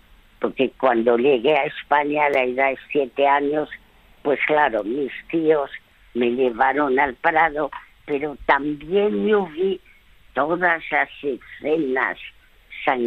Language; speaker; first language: Spanish; early bilingual, other home language; French